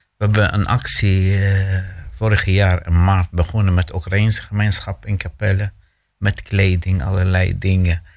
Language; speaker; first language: Dutch; non-native, fluent; Arabic